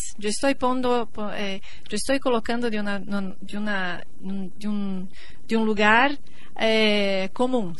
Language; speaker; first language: Spanish; non-native, learner; Portuguese